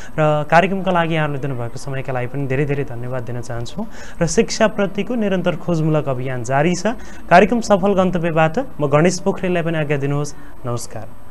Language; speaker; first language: Nepali; native; Nepali